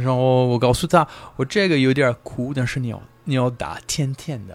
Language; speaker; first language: Chinese; non-native, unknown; French